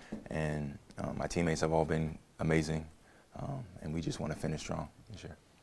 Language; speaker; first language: English; native; English